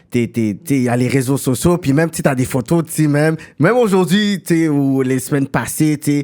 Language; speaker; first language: French; native; French